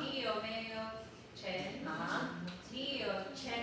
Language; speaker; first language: Chinese; non-native, learner; Filipino